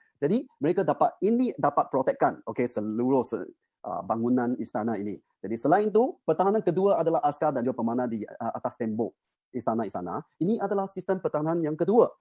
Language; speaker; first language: Malay; non-native, local second language; Chinese